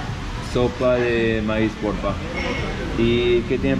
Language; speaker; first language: Spanish; non-native, learner; English